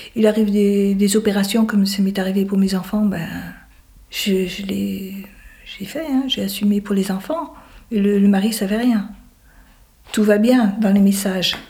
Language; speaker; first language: French; native; French